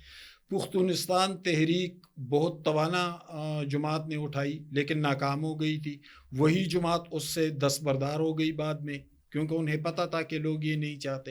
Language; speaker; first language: Urdu; native; Urdu